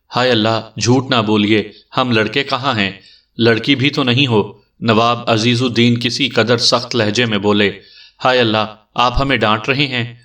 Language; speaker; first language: Urdu; native; Urdu